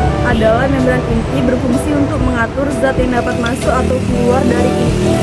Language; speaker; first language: Indonesian; native; Indonesian